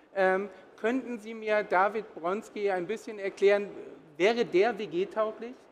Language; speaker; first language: German; native; German